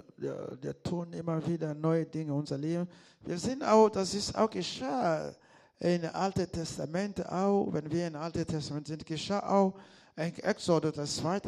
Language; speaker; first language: German; non-native, learner; Lingala